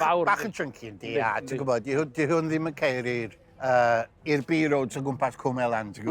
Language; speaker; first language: Welsh; native; Welsh